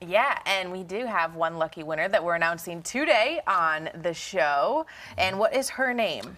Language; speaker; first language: English; native; English